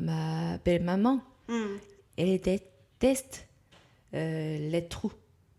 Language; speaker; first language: French; non-native, learner; Korean